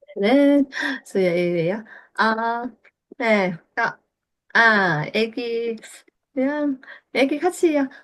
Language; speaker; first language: Korean; non-native, learner; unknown